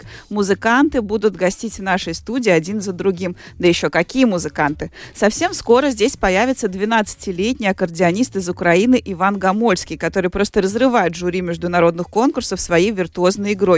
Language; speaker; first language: Russian; native; Russian